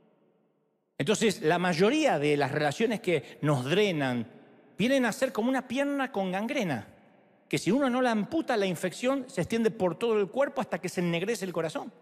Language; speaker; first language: Spanish; native; Spanish